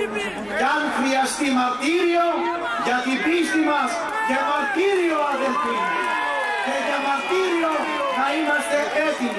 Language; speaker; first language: Greek; native; Greek